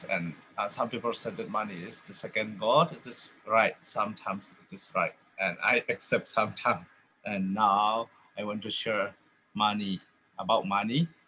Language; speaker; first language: English; non-native, learner; Tedim Chin